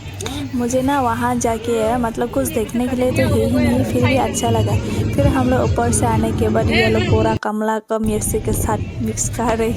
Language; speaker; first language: Hindi; non-native, local second language; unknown